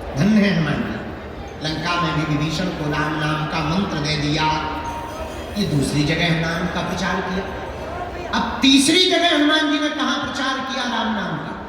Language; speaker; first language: Hindi; native; Hindi